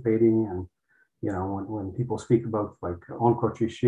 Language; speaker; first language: English; non-native, fluent; Polish